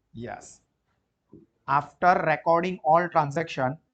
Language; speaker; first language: Hindi; non-native, local second language; Gujarati